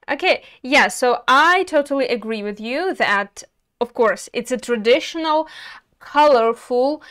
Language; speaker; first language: English; non-native, fluent; Ukrainian